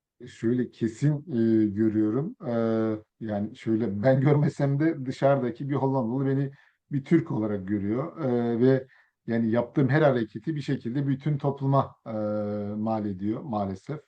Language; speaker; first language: Turkish; early bilingual, other home language; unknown